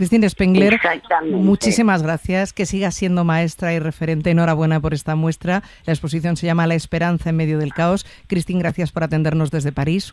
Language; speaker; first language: Spanish; native; Spanish